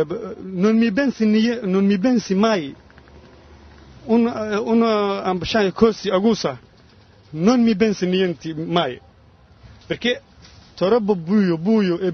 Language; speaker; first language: Italian; non-native, learner; Somali